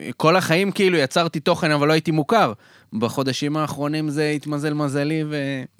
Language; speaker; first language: Hebrew; early bilingual, other home language; Russian